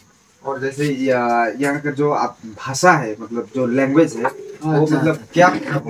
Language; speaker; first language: Hindi; non-native, local second language; Bangla